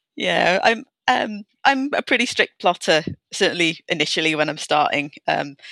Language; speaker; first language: English; native; English